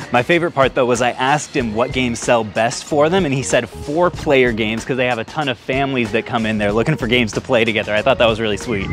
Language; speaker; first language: English; native; English